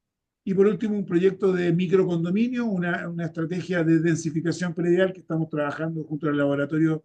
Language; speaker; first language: Spanish; native; Spanish